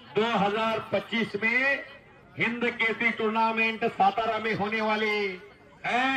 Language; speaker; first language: Hindi; non-native, local second language; Marathi